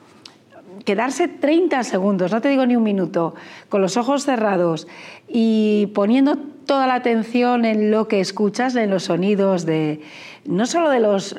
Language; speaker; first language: Spanish; native; Spanish